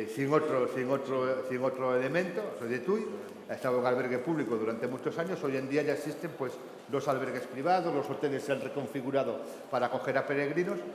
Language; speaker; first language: Spanish; non-native, local second language; Galician